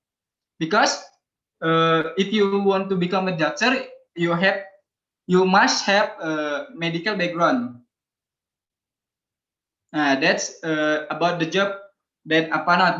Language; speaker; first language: English; non-native, learner; Indonesian